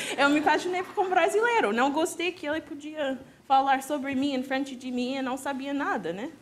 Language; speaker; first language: Portuguese; non-native, fluent; English